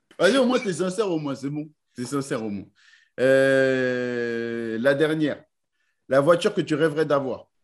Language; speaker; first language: French; native; French